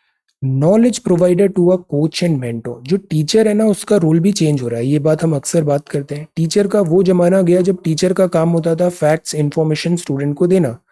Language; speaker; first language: Hindi; native; Hindi